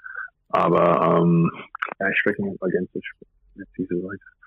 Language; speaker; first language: German; non-native, fluent; English